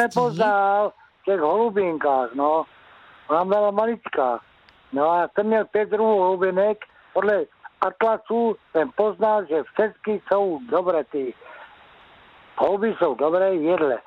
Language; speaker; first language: Czech; native; Czech